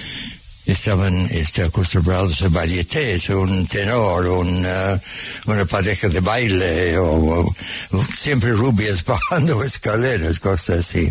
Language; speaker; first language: Spanish; non-native, fluent; English